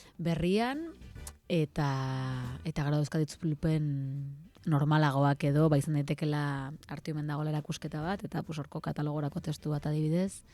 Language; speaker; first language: Basque; native; Basque